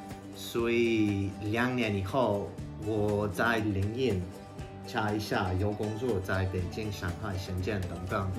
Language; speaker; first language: Chinese; non-native, learner; English